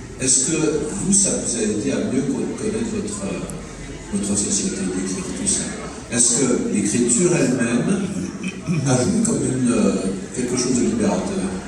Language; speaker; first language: French; native; French